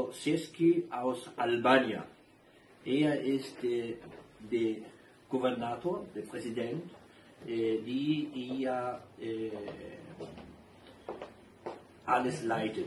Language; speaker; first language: German; non-native, fluent; Albanian